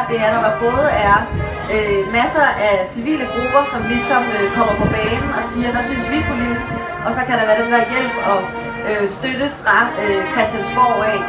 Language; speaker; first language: Danish; native; Danish